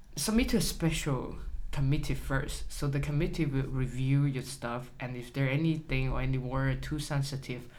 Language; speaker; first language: English; non-native, learner; Chinese